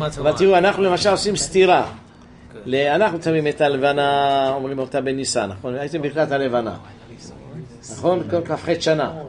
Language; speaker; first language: Hebrew; native; Hebrew